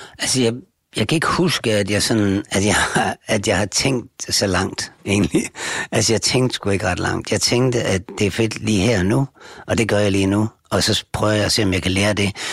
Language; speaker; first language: Danish; native; Danish